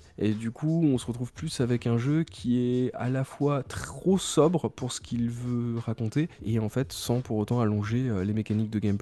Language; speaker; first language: French; native; French